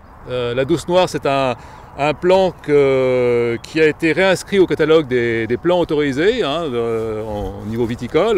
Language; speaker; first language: French; native; French